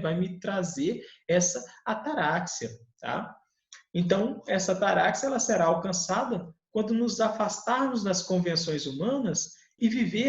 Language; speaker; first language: Portuguese; native; Portuguese